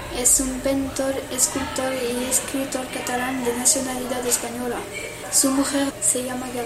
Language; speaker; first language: Spanish; non-native, learner; French